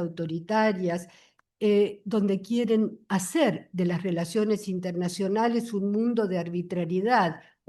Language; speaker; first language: Spanish; native; Spanish